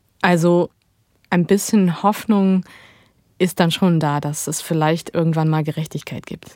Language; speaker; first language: German; native; German